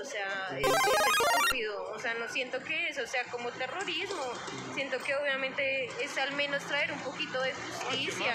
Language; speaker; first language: Spanish; native; Spanish